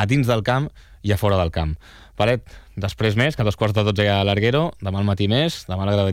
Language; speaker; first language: Catalan; native; Catalan